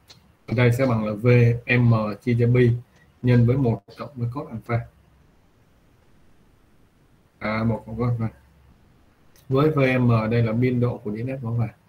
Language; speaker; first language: Vietnamese; native; Vietnamese